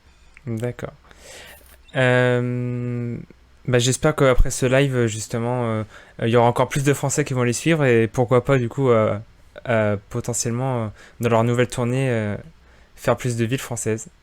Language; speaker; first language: French; native; French